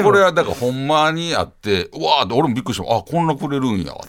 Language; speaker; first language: Japanese; native; Japanese